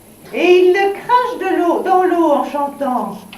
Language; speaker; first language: French; native; French